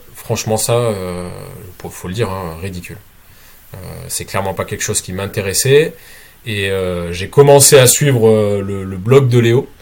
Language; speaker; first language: French; native; French